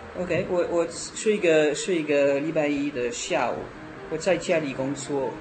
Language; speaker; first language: Chinese; non-native, learner; French